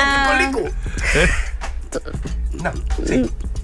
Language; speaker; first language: Spanish; native; Spanish